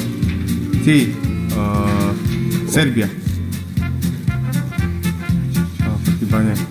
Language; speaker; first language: Polish; non-native, learner; Slovak